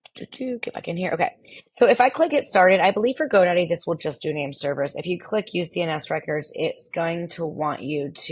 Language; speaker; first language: English; native; English